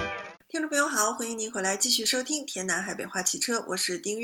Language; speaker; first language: Chinese; native; Chinese